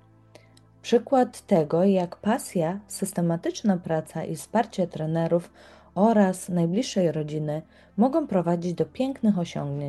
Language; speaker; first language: Polish; native; Polish